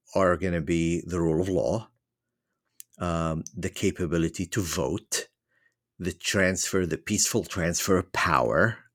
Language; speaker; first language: English; non-native, fluent; Arabic